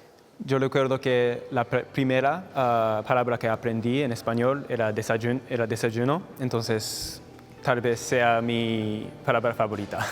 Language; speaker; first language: Spanish; non-native, fluent; Japanese